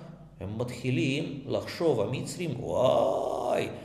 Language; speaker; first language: Hebrew; non-native, fluent; Russian